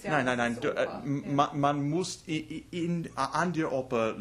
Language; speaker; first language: German; non-native, learner; English